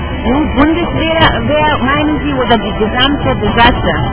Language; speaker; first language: German; non-native, learner; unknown